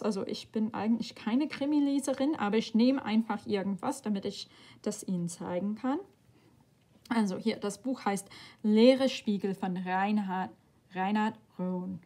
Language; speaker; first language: German; non-native, fluent; English